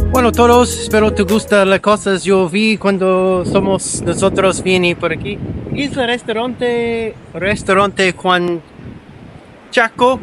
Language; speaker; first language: Spanish; non-native, learner; English